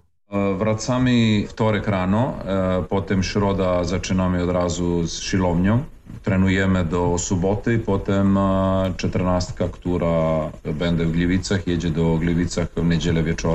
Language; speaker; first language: Polish; non-native, fluent; Serbian